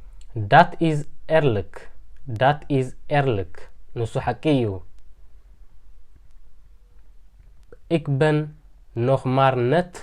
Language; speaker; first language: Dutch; non-native, fluent; Tigrinya